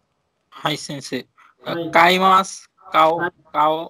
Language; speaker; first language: Japanese; non-native, learner; Bangla